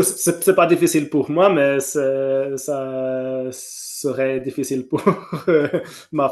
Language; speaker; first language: French; non-native, fluent; Norwegian